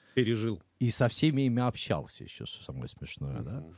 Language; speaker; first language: Russian; native; Russian